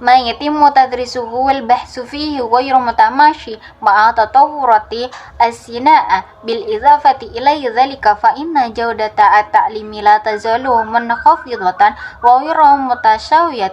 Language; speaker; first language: Arabic; non-native, fluent; Indonesian